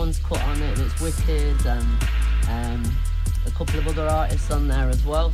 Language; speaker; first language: English; native; English